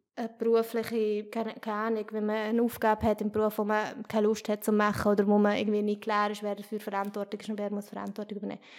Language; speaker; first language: German; native; German